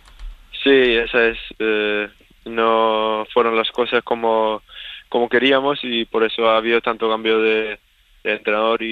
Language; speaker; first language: Spanish; early bilingual, other home language; Swedish